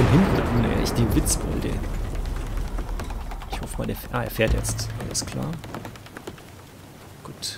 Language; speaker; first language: German; native; German